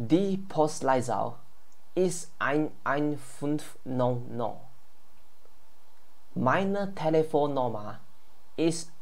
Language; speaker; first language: German; non-native, learner; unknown